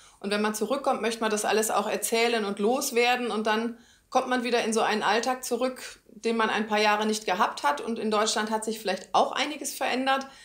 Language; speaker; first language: German; native; German